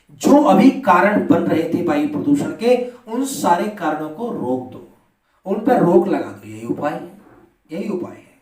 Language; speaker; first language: Hindi; native; Hindi